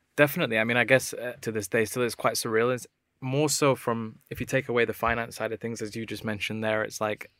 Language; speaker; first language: English; native; English